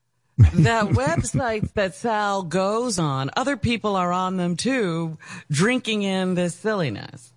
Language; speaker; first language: English; native; English